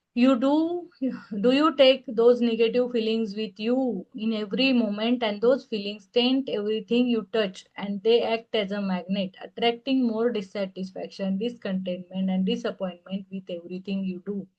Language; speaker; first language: English; non-native, local second language; Marathi